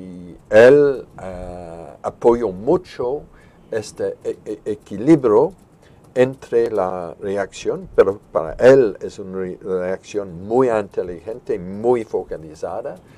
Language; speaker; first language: Spanish; non-native, fluent; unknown